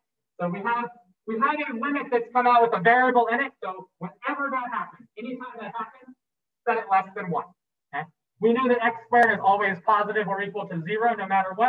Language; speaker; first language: English; native; English